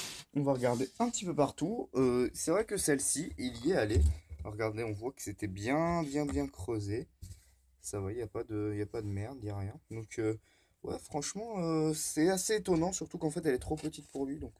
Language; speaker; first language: French; native; French